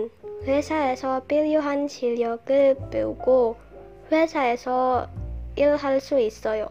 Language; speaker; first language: Korean; non-native, learner; Indonesian